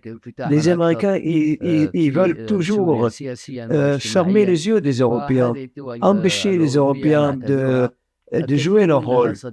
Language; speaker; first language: French; non-native, fluent; Arabic